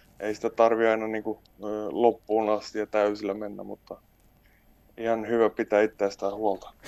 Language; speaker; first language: Finnish; non-native, local second language; Swedish